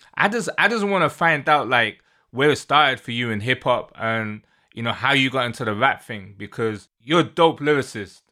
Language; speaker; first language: English; native; English